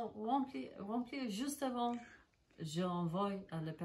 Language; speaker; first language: French; non-native, learner; English